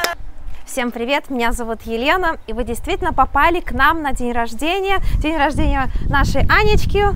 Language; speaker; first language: Russian; native; Russian